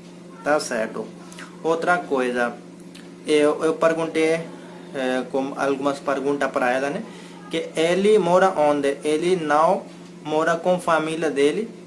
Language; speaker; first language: Portuguese; non-native, learner; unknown